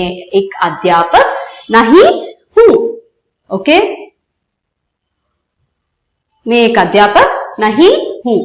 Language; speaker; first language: Hindi; non-native, local second language; Telugu